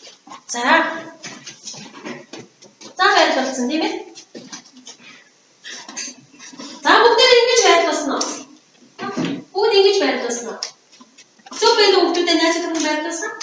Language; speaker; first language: Mongolian; native; Mongolian